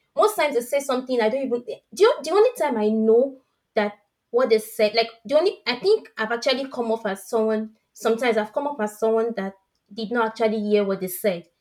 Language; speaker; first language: English; non-native, local second language; Yoruba